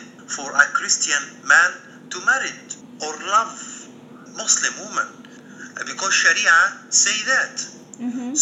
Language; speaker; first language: English; non-native, learner; Arabic